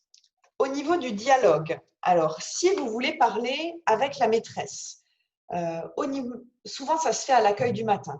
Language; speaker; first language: French; native; French